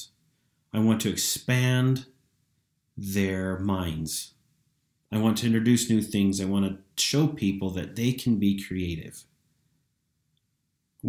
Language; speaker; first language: English; native; English